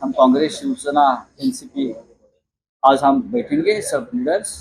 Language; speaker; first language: Hindi; non-native, local second language; Marathi